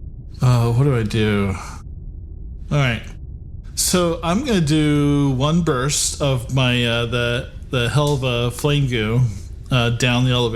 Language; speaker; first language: English; native; English